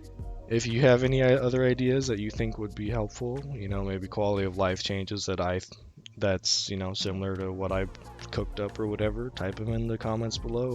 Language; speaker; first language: English; native; English